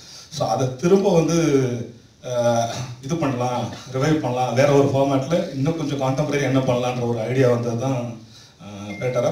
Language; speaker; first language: Tamil; native; Tamil